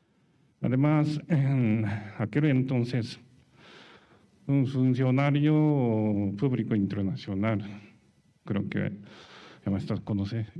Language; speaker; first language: Spanish; non-native, learner; Japanese